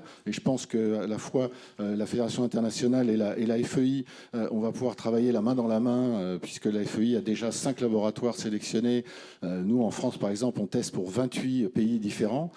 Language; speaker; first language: French; native; French